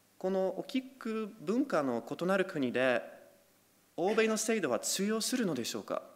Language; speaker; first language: Japanese; non-native, fluent; Polish